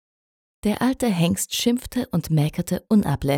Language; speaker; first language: German; native; German